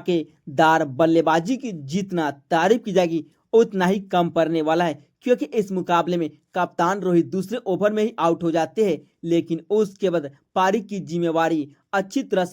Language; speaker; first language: Hindi; native; Hindi